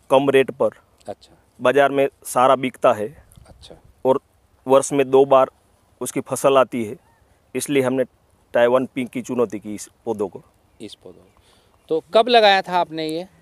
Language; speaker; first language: Hindi; non-native, local second language; Gujarati